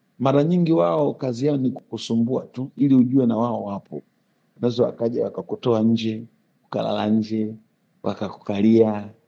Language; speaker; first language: Swahili; native; Swahili